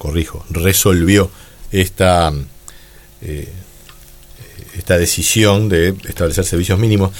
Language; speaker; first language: Spanish; native; Spanish